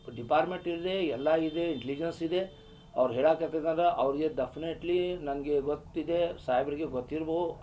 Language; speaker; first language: Kannada; non-native, local second language; Urdu